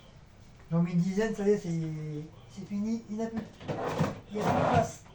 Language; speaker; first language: French; native; French